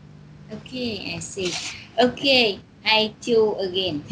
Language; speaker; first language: English; non-native, learner; Vietnamese